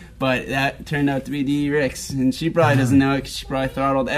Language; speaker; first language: English; native; English